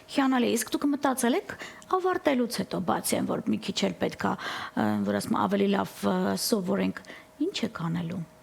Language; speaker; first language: Armenian; native; Armenian